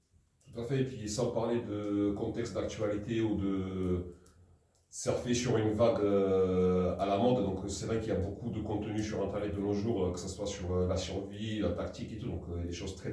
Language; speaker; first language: French; native; French